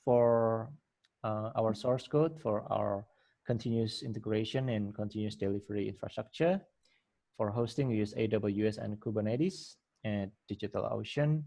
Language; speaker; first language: English; non-native, fluent; Indonesian